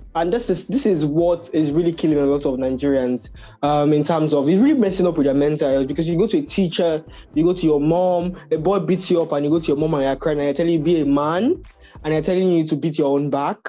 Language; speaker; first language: English; non-native, local second language; Yoruba